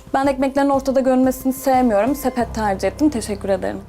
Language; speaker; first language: Turkish; native; Turkish